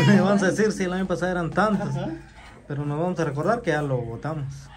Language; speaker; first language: Spanish; native; Spanish